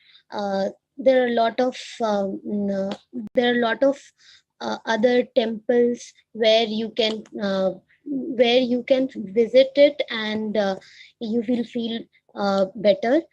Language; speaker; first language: English; non-native, learner; Hindi